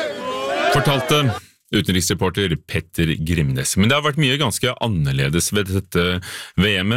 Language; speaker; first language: Norwegian; native; Norwegian